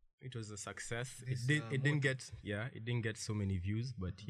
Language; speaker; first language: English; non-native, local second language; Swahili